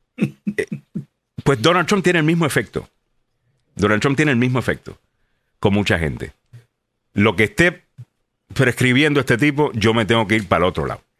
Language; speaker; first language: Spanish; native; Spanish